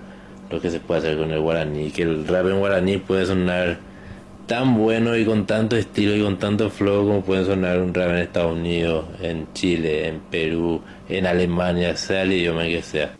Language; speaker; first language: Spanish; native; Spanish